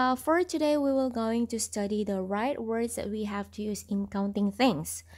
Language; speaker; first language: English; non-native, local second language; Filipino